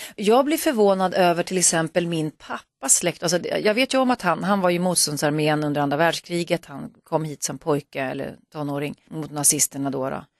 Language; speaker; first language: Swedish; native; Swedish